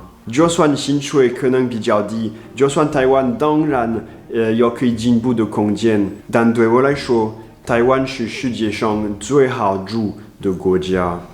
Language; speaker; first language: Chinese; non-native, fluent; French